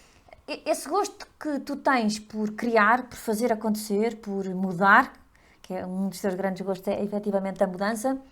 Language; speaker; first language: Portuguese; native; Portuguese